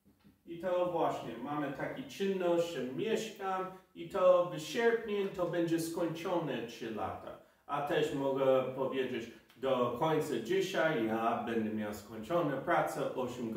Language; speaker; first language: Polish; non-native, fluent; English